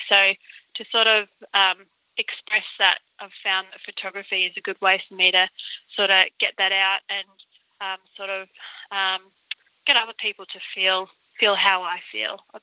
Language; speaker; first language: English; native; English